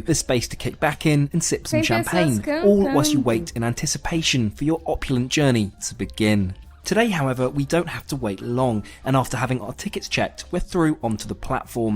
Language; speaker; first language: English; native; English